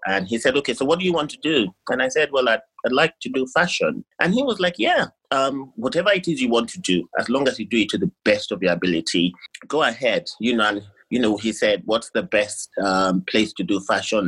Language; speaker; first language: English; non-native, local second language; Yoruba